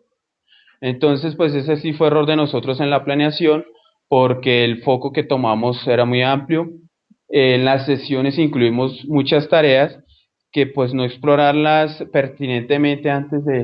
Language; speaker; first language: Spanish; native; Spanish